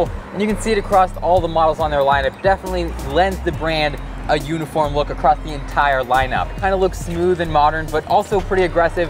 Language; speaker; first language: English; native; English